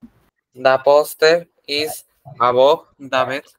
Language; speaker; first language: English; non-native, learner; Spanish